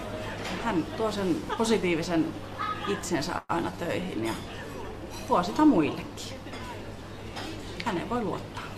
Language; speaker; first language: Finnish; native; Finnish